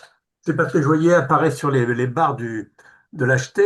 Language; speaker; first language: French; native; French